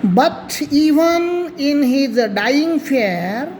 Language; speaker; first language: English; non-native, local second language; Marathi